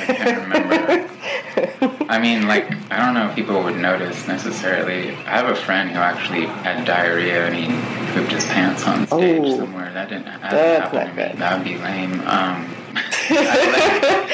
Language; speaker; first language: English; native; English